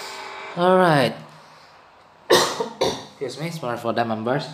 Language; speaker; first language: English; non-native, learner; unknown